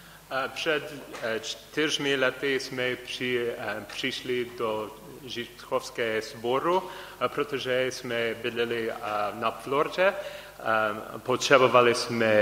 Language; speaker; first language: Czech; non-native, learner; English